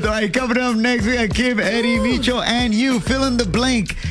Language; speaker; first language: English; early bilingual, other home language; Spanish